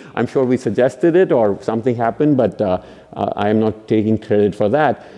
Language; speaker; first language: English; non-native, local second language; Punjabi